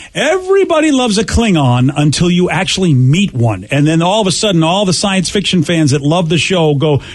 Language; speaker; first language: English; native; English